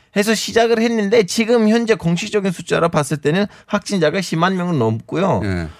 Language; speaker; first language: Korean; non-native, fluent; Turkish